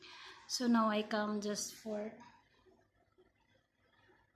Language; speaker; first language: English; non-native, learner; Filipino